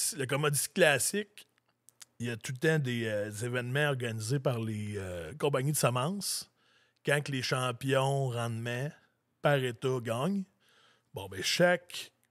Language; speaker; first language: French; native; French